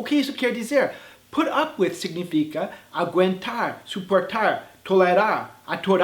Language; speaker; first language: Portuguese; non-native, fluent; English